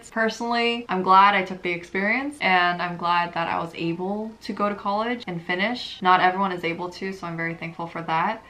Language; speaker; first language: English; native; English